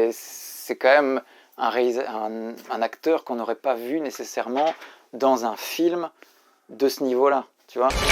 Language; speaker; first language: French; native; French